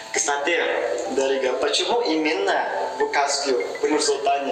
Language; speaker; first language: Russian; non-native, learner; Indonesian